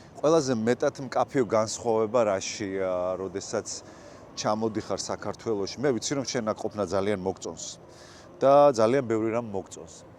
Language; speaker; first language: Georgian; native; Georgian